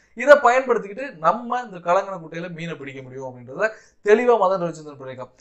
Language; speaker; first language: Tamil; native; Tamil